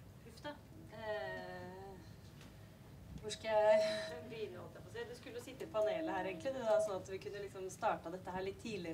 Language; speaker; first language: Norwegian; native; Norwegian